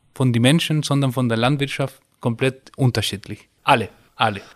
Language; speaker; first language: German; non-native, fluent; Spanish